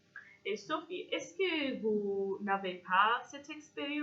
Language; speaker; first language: French; non-native, fluent; English